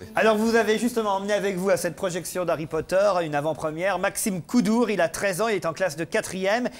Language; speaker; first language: French; native; French